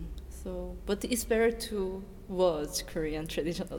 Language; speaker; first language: English; non-native, learner; Korean